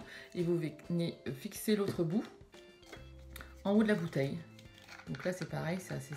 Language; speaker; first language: French; native; French